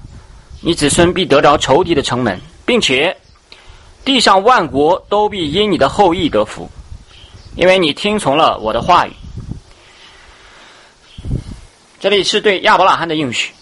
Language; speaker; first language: Chinese; native; Chinese